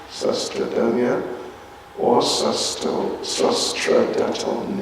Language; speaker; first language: Russian; non-native, learner; English